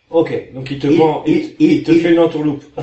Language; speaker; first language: French; native; French